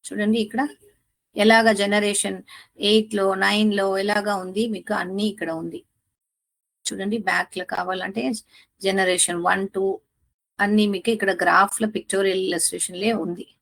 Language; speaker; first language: Telugu; non-native, learner; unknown